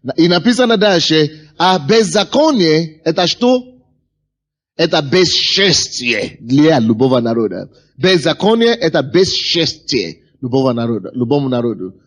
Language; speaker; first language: Russian; non-native, fluent; Yoruba